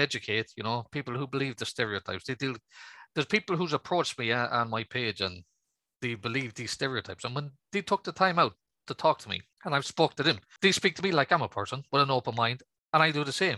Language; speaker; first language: English; native; English